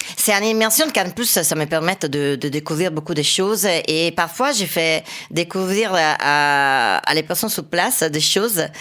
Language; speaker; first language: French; non-native, fluent; Italian